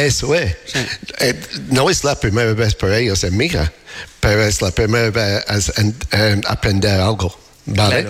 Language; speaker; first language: Spanish; non-native, learner; English